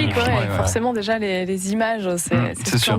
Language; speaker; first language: French; native; French